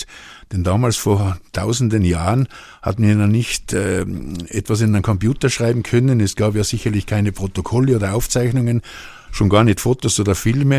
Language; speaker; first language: German; native; German